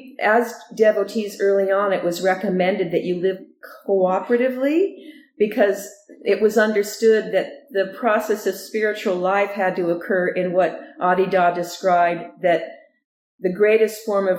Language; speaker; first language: English; native; English